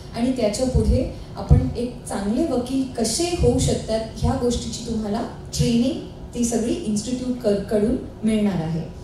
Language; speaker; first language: Marathi; non-native, local second language; Hindi